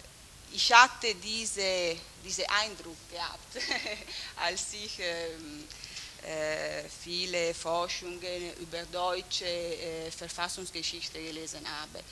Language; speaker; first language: German; non-native, fluent; Italian